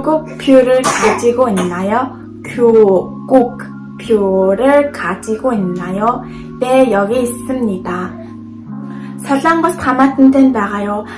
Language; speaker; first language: Korean; non-native, learner; Mongolian